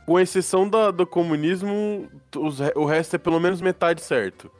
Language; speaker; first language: Portuguese; native; Portuguese